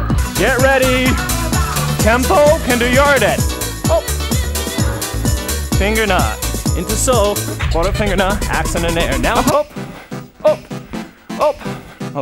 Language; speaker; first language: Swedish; non-native, learner; English